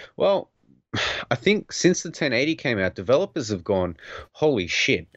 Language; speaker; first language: English; native; English